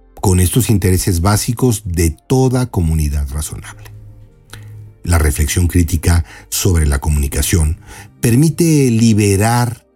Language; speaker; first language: Spanish; native; Spanish